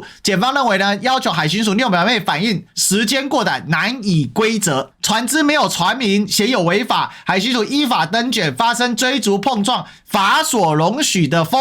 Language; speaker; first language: Chinese; native; Chinese